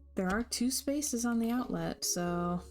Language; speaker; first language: English; native; English